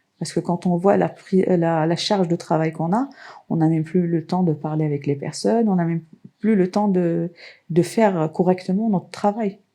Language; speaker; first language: French; non-native, local second language; Arabic